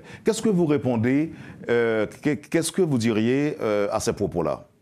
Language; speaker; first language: French; non-native, local second language; Haitian Creole